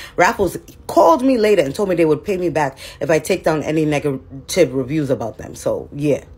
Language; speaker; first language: English; native; English